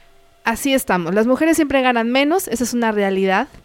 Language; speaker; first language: Spanish; native; Spanish